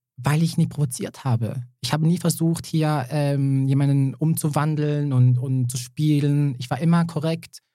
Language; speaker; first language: German; early bilingual, other home language; Serbian